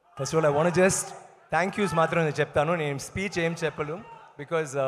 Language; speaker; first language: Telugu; non-native, learner; Tamil